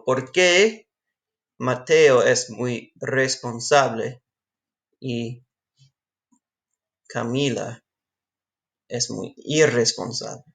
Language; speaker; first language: Spanish; non-native, fluent; English